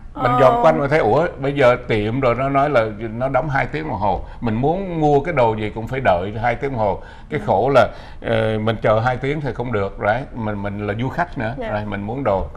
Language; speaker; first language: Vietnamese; native; Vietnamese